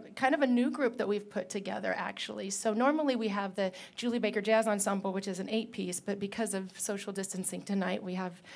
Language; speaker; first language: English; native; English